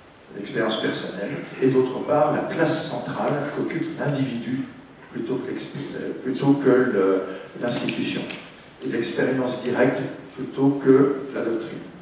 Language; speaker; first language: French; native; French